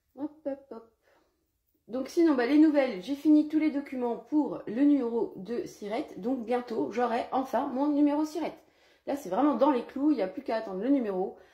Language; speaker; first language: French; early bilingual, other home language; Portuguese